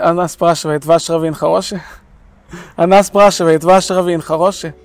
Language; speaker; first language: Russian; non-native, fluent; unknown